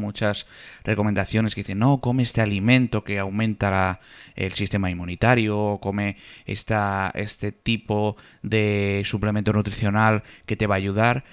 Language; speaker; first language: Spanish; native; Spanish